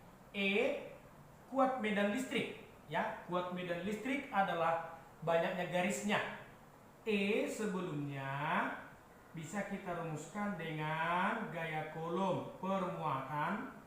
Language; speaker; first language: Indonesian; native; Indonesian